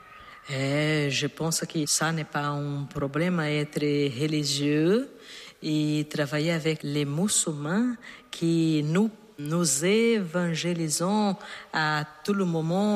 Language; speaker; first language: French; non-native, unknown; Portuguese